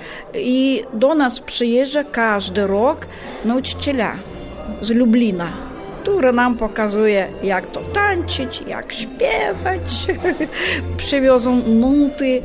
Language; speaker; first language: Polish; non-native, learner; Russian